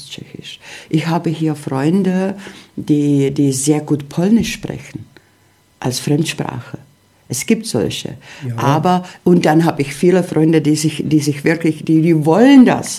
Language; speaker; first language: German; early bilingual, heritage; Czech